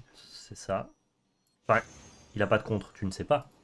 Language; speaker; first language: French; native; French